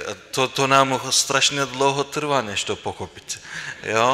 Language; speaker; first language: Czech; non-native, fluent; Turkish